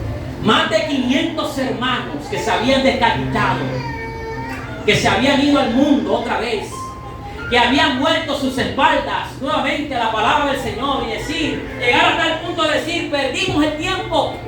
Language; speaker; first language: Spanish; native; Spanish